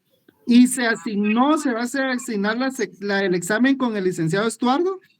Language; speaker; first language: Spanish; native; Spanish